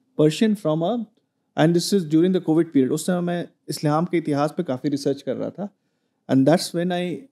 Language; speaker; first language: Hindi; native; Hindi